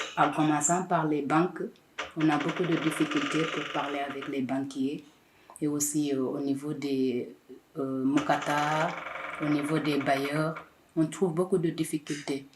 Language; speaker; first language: French; non-native, local second language; Wolof